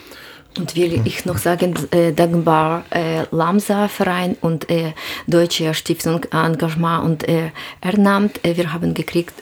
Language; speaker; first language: German; non-native, learner; Ukrainian